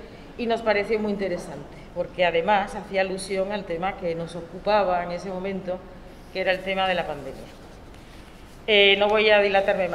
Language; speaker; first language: Spanish; native; Spanish